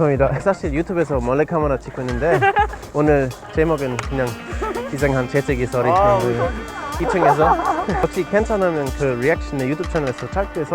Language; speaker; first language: Korean; non-native, learner; English